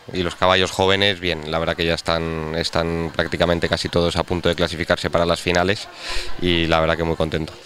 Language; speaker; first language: Spanish; native; Spanish